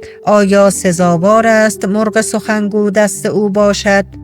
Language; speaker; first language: Persian; native; Persian